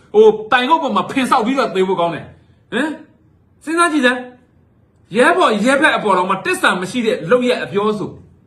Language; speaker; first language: Burmese; native; Burmese